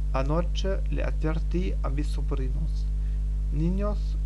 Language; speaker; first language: Spanish; non-native, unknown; German